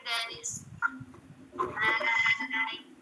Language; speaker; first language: English; non-native, learner; Indonesian